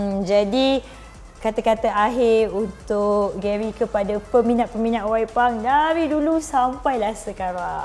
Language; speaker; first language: Malay; native; Malay